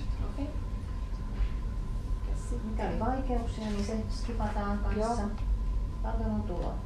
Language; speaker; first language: Finnish; native; Finnish